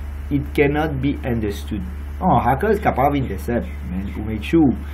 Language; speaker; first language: English; non-native, local second language; Morisyen